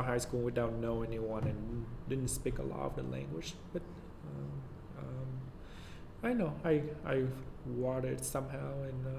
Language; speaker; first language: English; non-native, fluent; Vietnamese